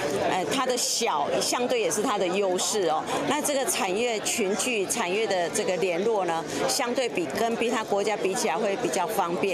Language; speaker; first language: Chinese; native; Chinese